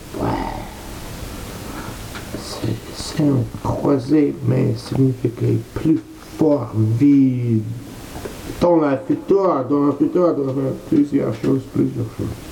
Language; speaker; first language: French; non-native, learner; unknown